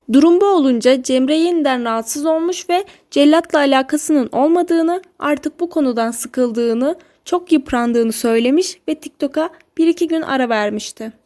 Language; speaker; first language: Turkish; native; Turkish